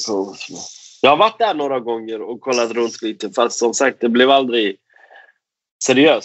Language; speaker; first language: Swedish; non-native, fluent; Persian